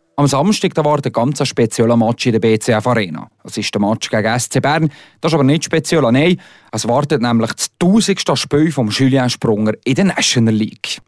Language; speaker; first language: German; native; German